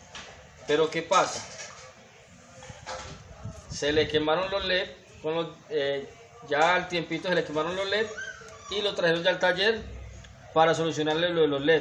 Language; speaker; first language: Spanish; native; Spanish